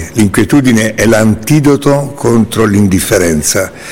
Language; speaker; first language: Italian; native; Italian